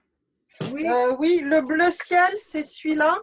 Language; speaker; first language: French; native; French